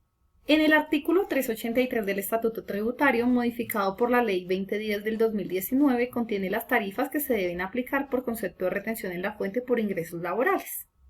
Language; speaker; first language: Spanish; native; Spanish